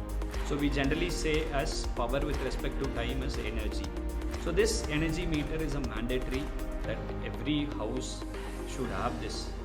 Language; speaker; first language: English; non-native, local second language; Tamil